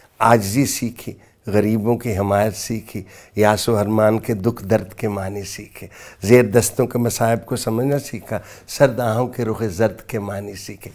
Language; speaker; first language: Urdu; non-native, local second language; Punjabi